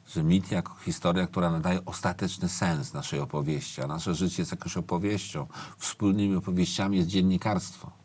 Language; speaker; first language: Polish; native; Polish